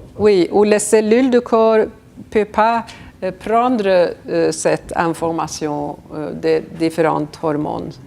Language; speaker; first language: French; non-native, fluent; Swedish